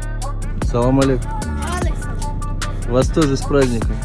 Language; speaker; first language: Russian; native; Russian